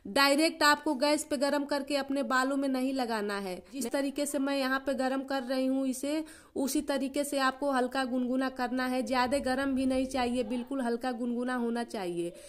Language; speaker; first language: Hindi; native; Hindi